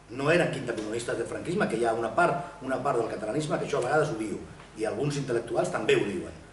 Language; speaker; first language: Catalan; non-native, local second language; Spanish